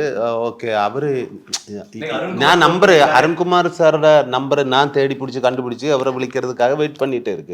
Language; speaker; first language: Tamil; non-native, learner; Malayalam